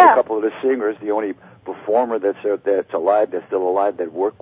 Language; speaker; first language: English; native; English